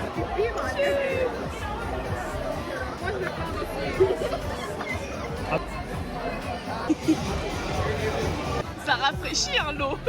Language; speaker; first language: French; native; French